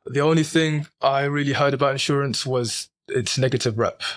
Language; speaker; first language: English; native; English